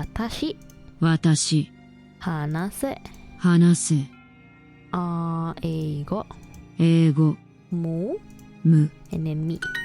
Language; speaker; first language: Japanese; non-native, learner; Indonesian